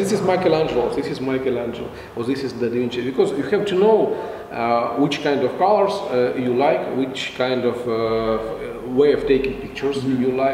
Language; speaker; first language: English; non-native, fluent; Russian